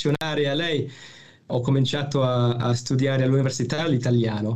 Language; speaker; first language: Italian; non-native, fluent; English